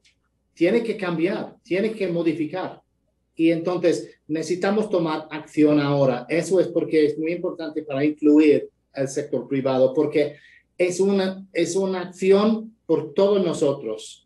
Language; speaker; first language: Spanish; non-native, fluent; English